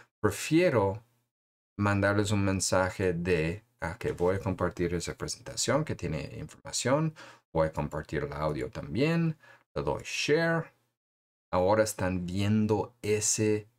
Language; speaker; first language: Spanish; non-native, fluent; English